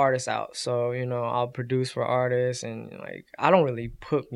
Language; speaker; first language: English; native; English